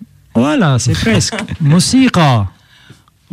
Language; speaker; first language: French; non-native, fluent; Arabic